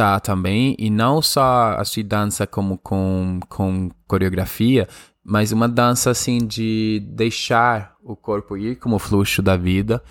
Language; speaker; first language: Portuguese; non-native, fluent; Spanish